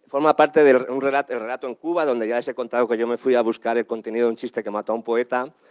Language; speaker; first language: Spanish; native; Spanish